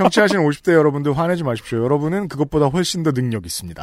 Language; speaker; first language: Korean; native; Korean